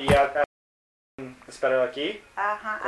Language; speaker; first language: Spanish; non-native, learner; English